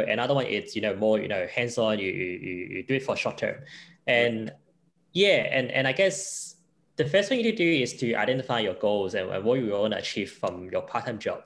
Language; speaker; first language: English; non-native, local second language; Cantonese